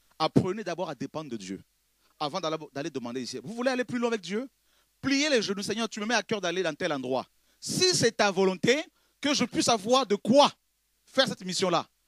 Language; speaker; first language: French; non-native, local second language; Lingala